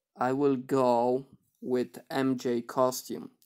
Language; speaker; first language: English; non-native, fluent; Polish